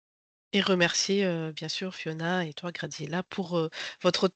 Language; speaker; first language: French; native; French